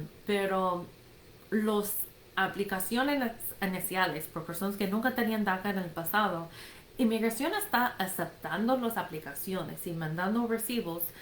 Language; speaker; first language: Spanish; non-native, fluent; English